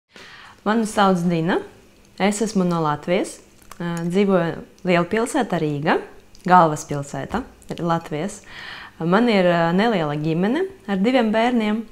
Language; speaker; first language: Latvian; non-native, local second language; Russian